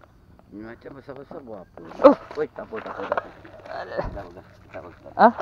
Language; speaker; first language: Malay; non-native, local second language; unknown